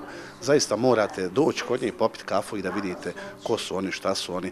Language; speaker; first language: Bosnian; native; Bosnian